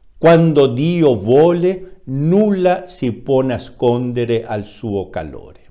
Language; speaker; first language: Italian; non-native, fluent; Spanish